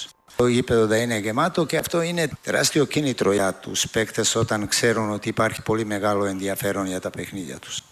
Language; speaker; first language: Greek; non-native, fluent; Serbian